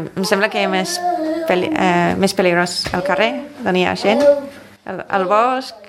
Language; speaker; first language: Catalan; non-native, fluent; English